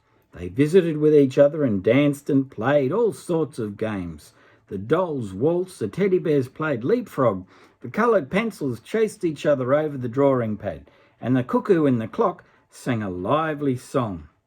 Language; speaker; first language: English; native; English